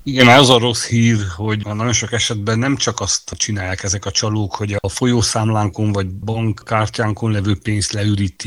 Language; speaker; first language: Hungarian; native; Hungarian